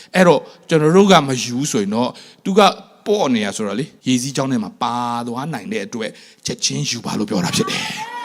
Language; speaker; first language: Burmese; non-native, local second language; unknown